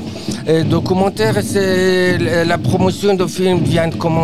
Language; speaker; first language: French; non-native, fluent; Persian